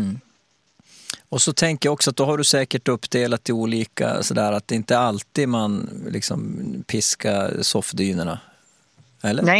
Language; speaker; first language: Swedish; native; Swedish